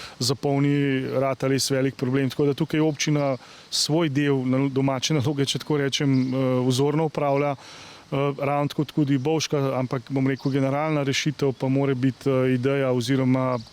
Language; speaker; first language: Slovenian; native; Slovenian